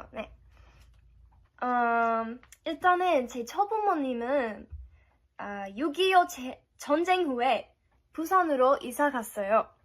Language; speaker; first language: Korean; non-native, fluent; English